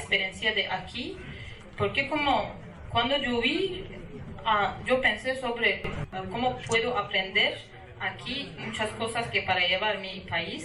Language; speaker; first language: Spanish; non-native, learner; Kurdish